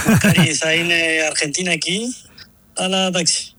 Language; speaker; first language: Greek; non-native, learner; Spanish